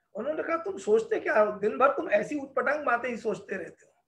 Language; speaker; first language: Hindi; native; Hindi